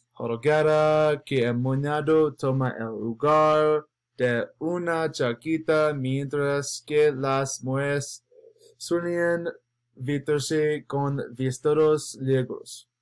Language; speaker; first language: Spanish; non-native, learner; English